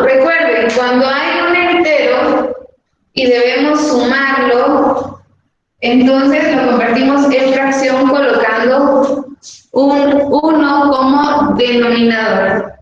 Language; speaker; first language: Spanish; native; Spanish